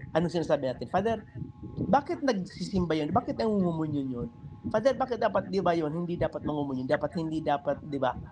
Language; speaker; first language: Filipino; native; Filipino